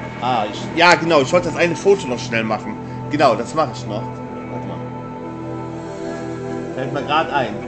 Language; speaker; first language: German; native; German